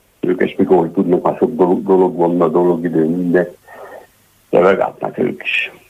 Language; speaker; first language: Hungarian; native; Hungarian